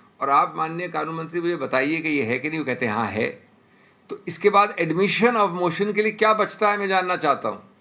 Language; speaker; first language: Hindi; native; Hindi